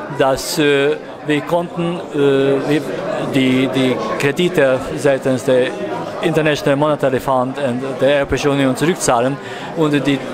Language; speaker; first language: German; non-native, fluent; Hungarian